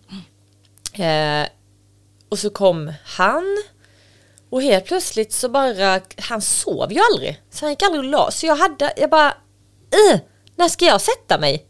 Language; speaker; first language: Swedish; native; Swedish